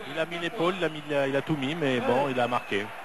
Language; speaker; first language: French; native; French